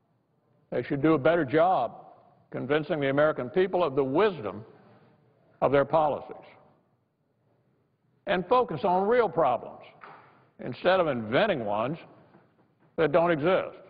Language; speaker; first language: English; native; English